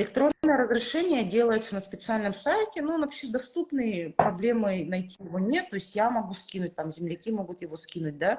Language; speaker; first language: Russian; native; Russian